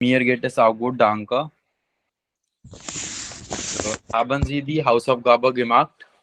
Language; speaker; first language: German; non-native, fluent; Hindi